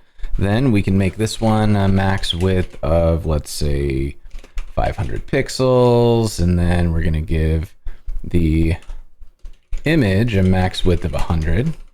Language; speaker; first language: English; native; English